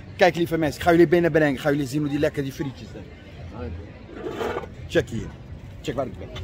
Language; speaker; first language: Dutch; non-native, fluent; Arabic